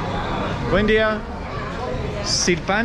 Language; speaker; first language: Spanish; non-native, learner; Danish